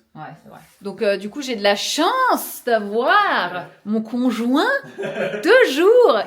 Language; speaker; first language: French; early bilingual, other home language; Portuguese